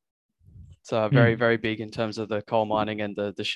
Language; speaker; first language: English; native; English